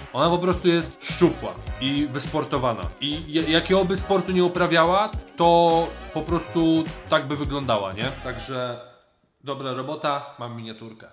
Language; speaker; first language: Polish; native; Polish